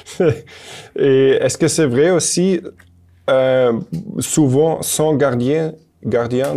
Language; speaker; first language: French; non-native, fluent; German